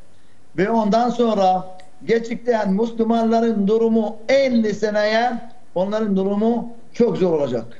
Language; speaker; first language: Turkish; non-native, fluent; Arabic